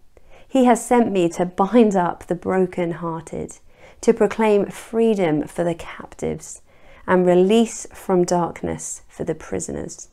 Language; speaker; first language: English; native; English